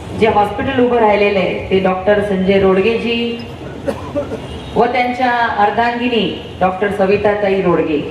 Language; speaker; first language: Marathi; native; Marathi